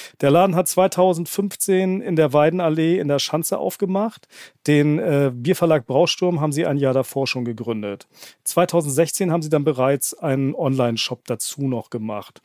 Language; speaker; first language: German; native; German